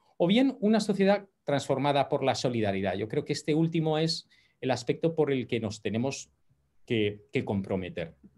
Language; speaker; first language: Spanish; native; Spanish